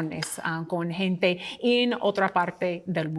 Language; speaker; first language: Spanish; non-native, fluent; English